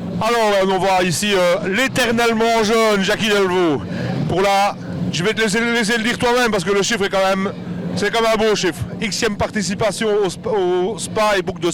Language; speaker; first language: French; native; French